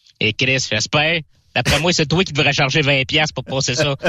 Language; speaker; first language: French; native; French